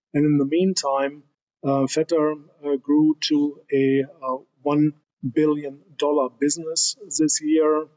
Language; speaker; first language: English; non-native, fluent; German